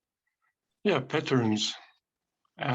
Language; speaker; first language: English; non-native, fluent; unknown